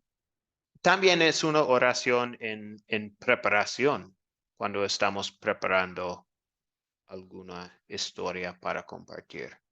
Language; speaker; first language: Spanish; non-native, fluent; English